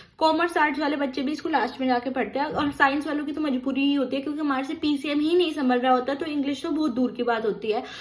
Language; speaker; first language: Hindi; native; Hindi